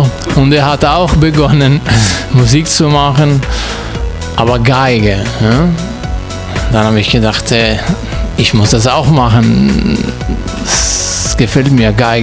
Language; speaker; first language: German; non-native, learner; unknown